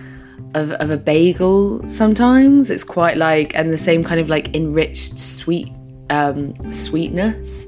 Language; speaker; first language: English; native; English